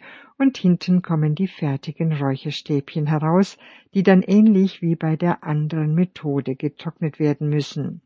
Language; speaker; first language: German; native; German